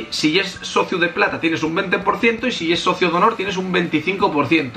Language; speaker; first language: Spanish; native; Spanish